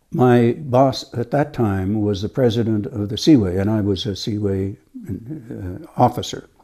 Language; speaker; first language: English; native; English